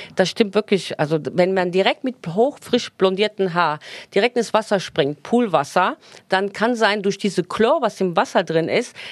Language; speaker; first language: German; non-native, fluent; Turkish